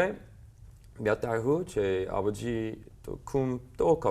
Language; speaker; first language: Korean; non-native, learner; English